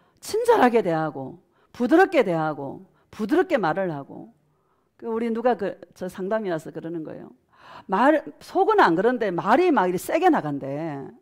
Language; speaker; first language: Korean; native; Korean